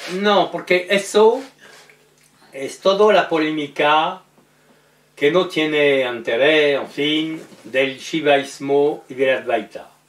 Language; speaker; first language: Spanish; non-native, learner; French